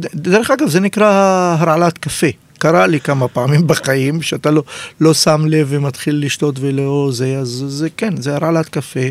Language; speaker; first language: Hebrew; non-native, local second language; Arabic